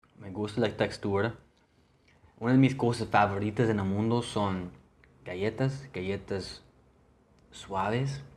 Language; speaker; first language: Spanish; non-native, learner; English